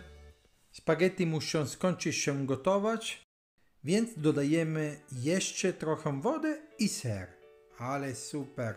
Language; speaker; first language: Polish; non-native, learner; Italian